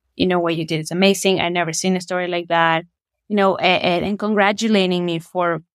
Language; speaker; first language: English; non-native, fluent; Spanish